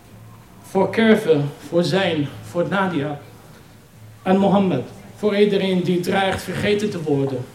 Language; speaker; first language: Dutch; non-native, fluent; Arabic